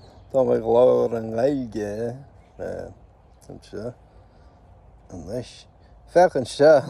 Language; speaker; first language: Irish; non-native, local second language; English